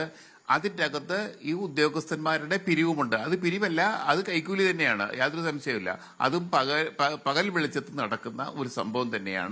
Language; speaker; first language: Malayalam; native; Malayalam